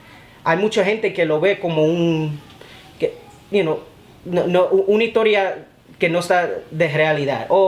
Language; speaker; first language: Spanish; early bilingual, heritage; Spanish